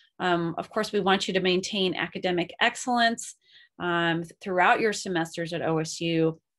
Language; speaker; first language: English; native; English